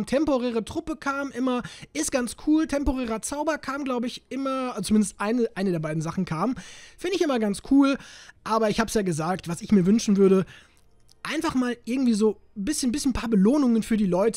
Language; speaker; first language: German; native; German